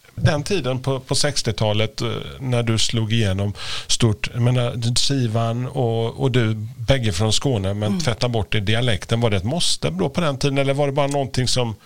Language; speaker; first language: Swedish; native; Swedish